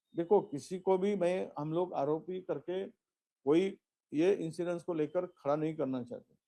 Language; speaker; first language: Hindi; non-native, local second language; Marathi